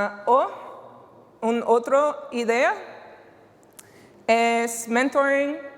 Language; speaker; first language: Spanish; non-native, learner; English